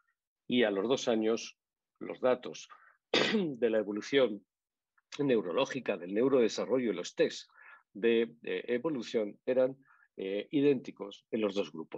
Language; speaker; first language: Spanish; native; Spanish